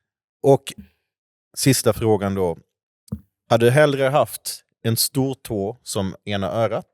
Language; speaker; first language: Swedish; native; Swedish